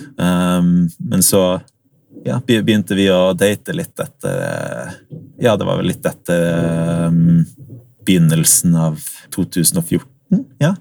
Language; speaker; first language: Norwegian; early bilingual, other home language; English